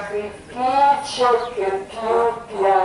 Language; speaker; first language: Italian; non-native, learner; Croatian